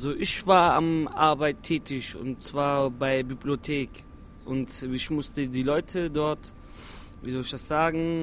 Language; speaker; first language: German; non-native, local second language; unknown